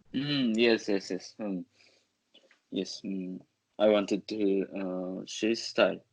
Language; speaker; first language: English; non-native, learner; Japanese